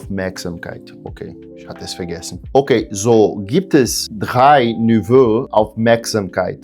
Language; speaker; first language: German; non-native, learner; Portuguese